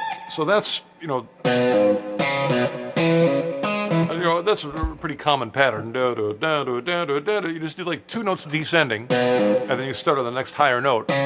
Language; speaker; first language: English; native; English